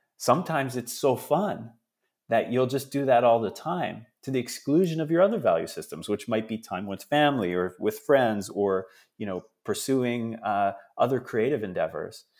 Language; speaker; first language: English; early bilingual, other home language; Italian